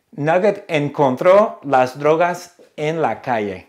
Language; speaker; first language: Spanish; non-native, fluent; English